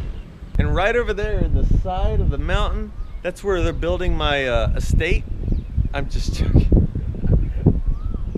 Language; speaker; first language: English; native; English